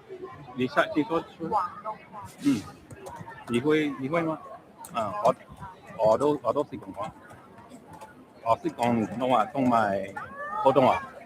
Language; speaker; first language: Cantonese; non-native, learner; English